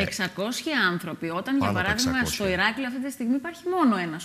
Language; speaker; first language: Greek; native; Greek